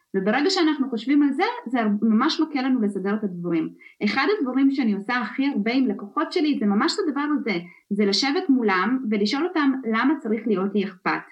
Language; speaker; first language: Hebrew; early bilingual, other home language; Russian